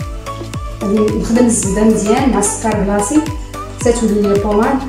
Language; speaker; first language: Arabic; native; Arabic